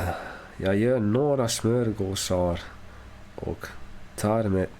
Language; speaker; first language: Swedish; non-native, learner; English